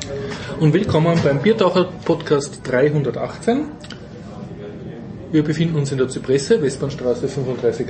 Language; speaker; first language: German; native; German